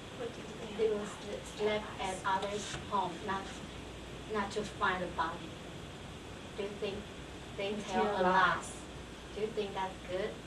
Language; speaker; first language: English; non-native, learner; Chinese